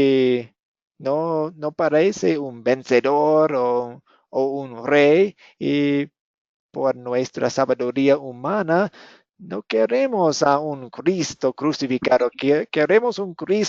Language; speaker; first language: Spanish; non-native, fluent; English